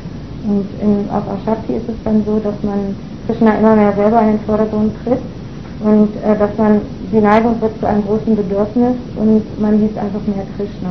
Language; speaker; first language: German; native; German